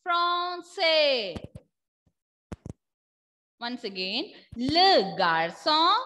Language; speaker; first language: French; non-native, fluent; Malayalam